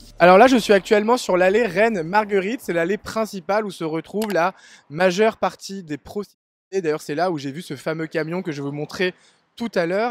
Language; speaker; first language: French; native; French